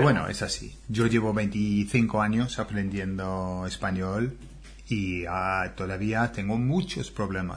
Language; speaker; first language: Spanish; non-native, fluent; English